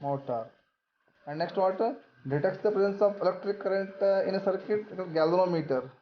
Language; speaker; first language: English; non-native, local second language; Kannada